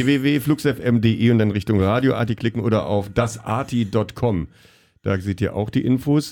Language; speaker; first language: German; native; German